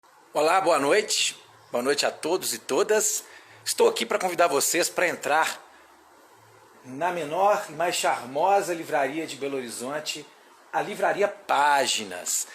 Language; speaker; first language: Portuguese; native; Portuguese